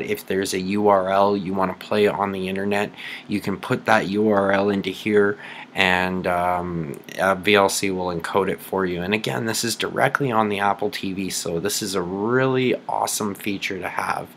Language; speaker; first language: English; native; English